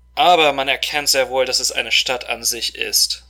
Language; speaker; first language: German; non-native, fluent; Russian